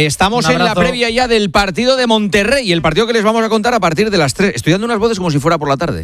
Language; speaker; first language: Spanish; native; Spanish